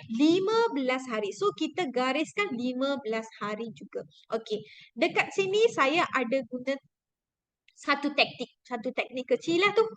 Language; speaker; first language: Malay; non-native, local second language; Tamil